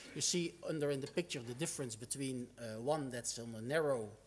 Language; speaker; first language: English; non-native, fluent; Dutch